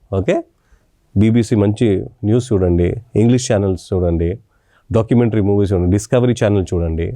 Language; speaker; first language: Telugu; non-native, local second language; English